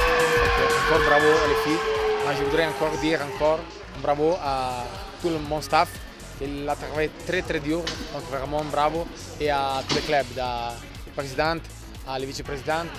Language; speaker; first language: French; non-native, fluent; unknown